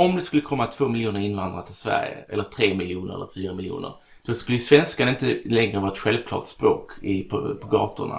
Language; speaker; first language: Swedish; native; Swedish